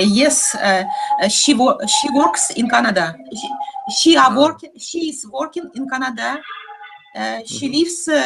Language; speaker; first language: English; non-native, learner; Russian